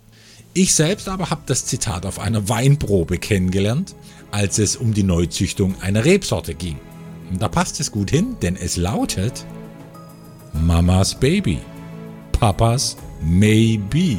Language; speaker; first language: German; native; German